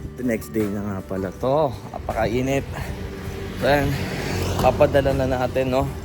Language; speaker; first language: Filipino; native; Filipino